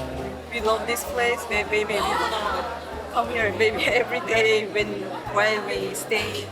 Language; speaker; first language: English; non-native, fluent; Spanish